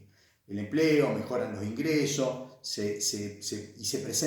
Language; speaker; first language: Spanish; native; Spanish